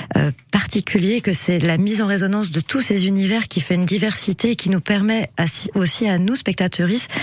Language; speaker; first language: French; native; French